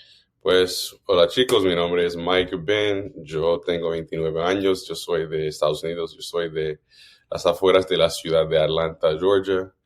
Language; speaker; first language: Spanish; non-native, fluent; English